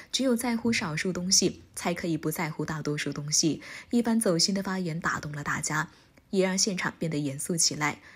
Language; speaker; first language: Chinese; native; Chinese